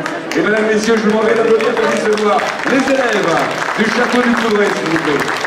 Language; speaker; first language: French; native; French